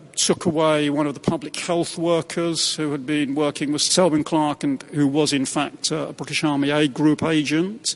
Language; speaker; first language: English; native; English